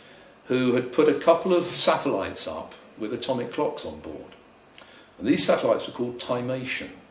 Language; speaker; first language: English; native; English